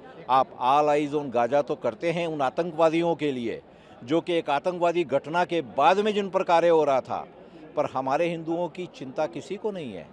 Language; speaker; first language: Hindi; native; Hindi